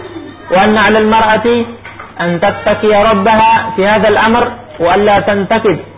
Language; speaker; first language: Arabic; non-native, fluent; Indonesian